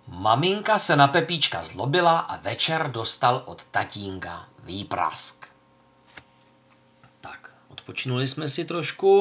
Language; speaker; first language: Czech; native; Czech